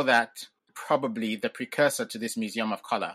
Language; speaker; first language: English; non-native, local second language; Ga